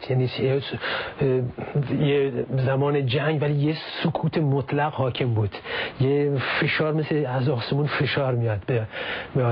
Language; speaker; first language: Persian; native; Persian